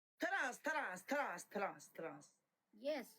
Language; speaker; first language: English; non-native, learner; Turkish